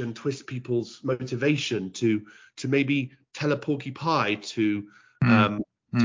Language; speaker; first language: English; native; English